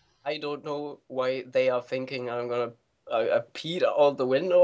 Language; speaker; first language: English; non-native, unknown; German